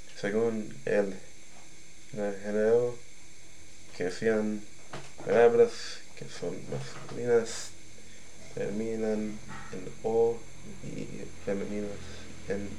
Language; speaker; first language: Spanish; non-native, learner; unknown